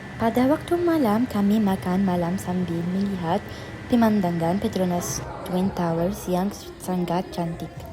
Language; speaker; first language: Malay; non-native, learner; Arabic